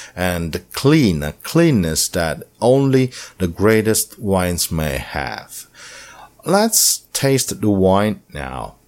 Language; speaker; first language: English; non-native, fluent; Italian